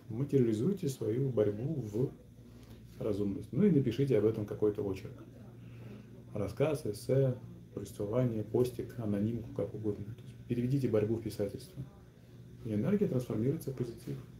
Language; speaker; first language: Russian; native; Russian